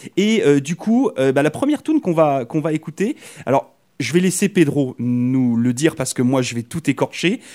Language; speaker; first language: French; native; French